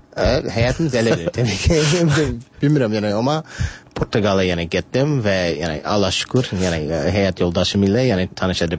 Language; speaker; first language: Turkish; non-native, learner; English